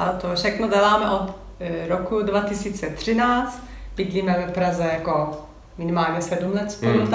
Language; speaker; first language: Czech; non-native, learner; Turkish